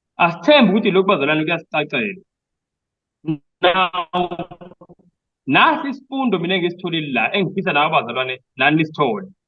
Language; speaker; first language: Zulu; non-native, local second language; Xhosa